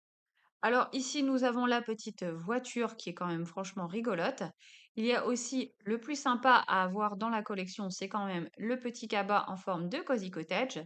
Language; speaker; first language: French; native; French